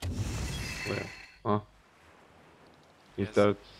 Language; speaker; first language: English; non-native, learner; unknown